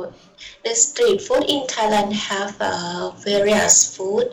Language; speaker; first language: English; non-native, learner; Thai